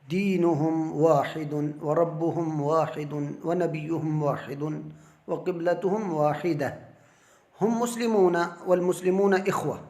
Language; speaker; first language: Arabic; non-native, fluent; Urdu